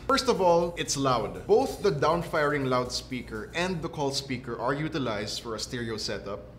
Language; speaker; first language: English; non-native, local second language; Filipino